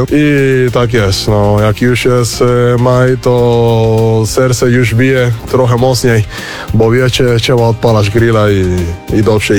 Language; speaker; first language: Polish; non-native, learner; Spanish